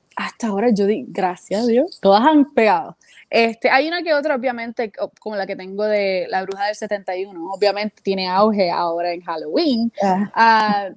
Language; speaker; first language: Spanish; native; Spanish